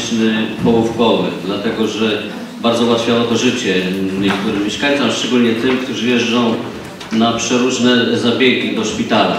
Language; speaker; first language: Polish; native; Polish